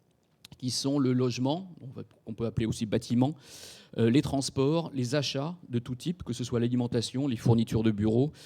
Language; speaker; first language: French; native; French